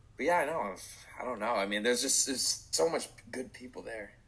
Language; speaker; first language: English; native; English